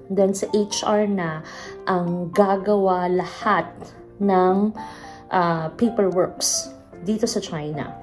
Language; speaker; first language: Filipino; non-native, local second language; Cebuano